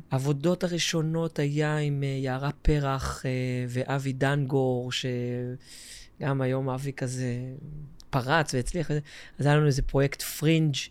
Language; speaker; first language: Hebrew; native; Hebrew